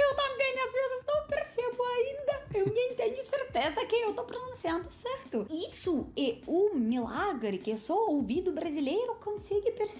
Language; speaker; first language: Portuguese; non-native, fluent; Russian